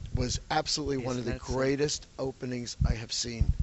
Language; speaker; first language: English; native; English